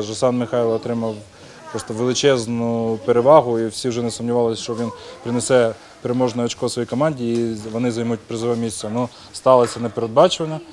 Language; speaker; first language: Ukrainian; native; Ukrainian